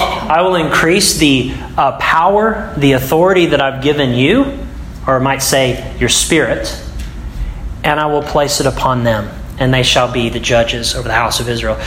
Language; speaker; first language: English; native; English